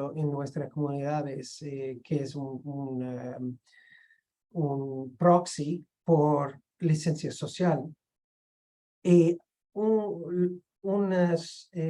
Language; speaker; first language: Spanish; non-native, fluent; English